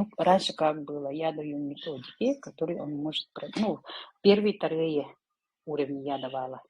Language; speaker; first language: Russian; non-native, local second language; Yakut